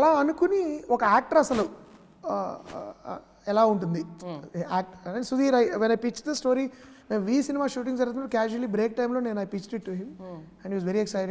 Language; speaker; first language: Telugu; native; Telugu